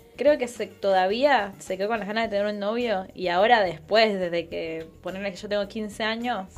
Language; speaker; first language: Spanish; native; Spanish